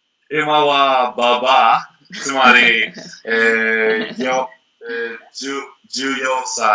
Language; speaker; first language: Japanese; non-native, learner; Greek